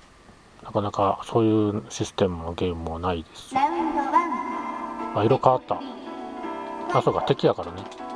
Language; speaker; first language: Japanese; native; Japanese